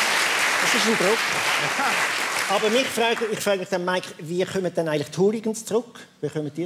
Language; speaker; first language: German; native; German